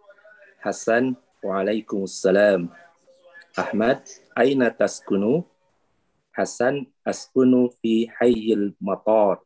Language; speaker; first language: Arabic; non-native, learner; Indonesian